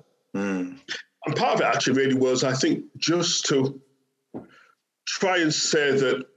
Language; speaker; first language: English; native; English